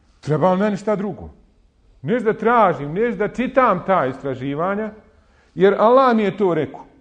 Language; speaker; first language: Bosnian; native; Bosnian